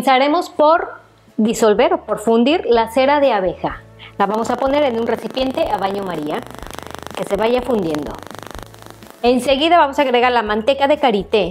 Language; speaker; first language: Spanish; native; Spanish